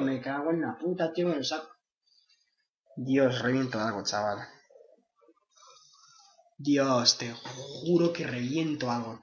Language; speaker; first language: Spanish; native; Spanish